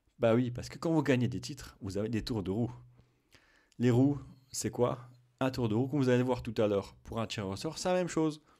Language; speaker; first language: French; native; French